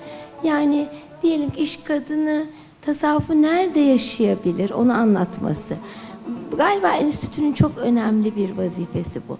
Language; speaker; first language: Turkish; native; Turkish